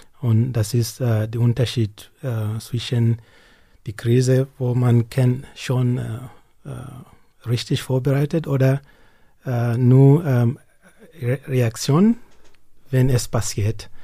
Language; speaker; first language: German; non-native, learner; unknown